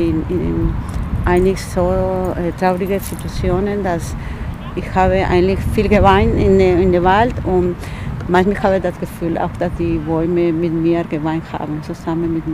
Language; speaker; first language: German; non-native, fluent; Spanish